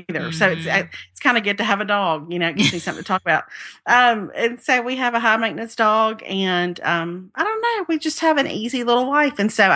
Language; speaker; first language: English; native; English